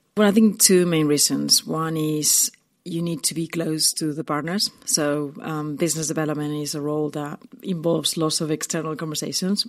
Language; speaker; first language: English; non-native, fluent; Spanish